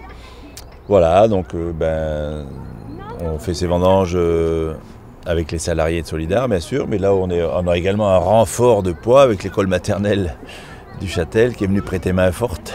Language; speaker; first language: French; native; French